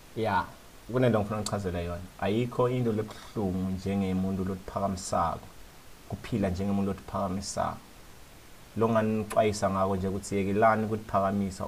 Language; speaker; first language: Zulu; non-native, local second language; Swati